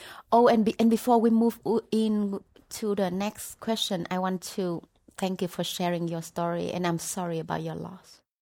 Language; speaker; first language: English; non-native, fluent; Vietnamese